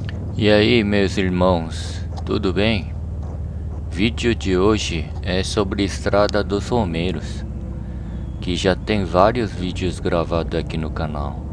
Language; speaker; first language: Portuguese; non-native, fluent; Korean